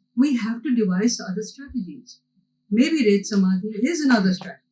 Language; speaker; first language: English; non-native, local second language; Hindi